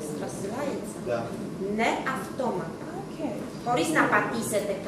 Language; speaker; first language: Greek; non-native, fluent; Russian